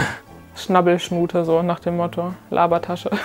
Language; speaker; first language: German; native; German